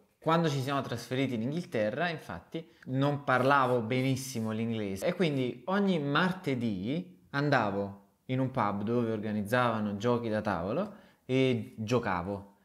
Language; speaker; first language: Italian; native; Italian